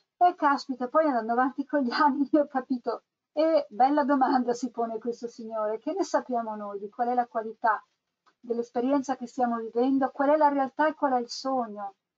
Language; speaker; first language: Italian; native; Italian